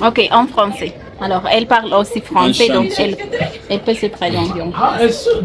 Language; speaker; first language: French; non-native, learner; Amharic